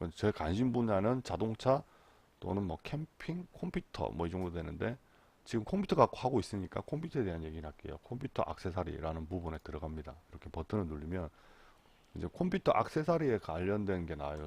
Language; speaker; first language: Korean; native; Korean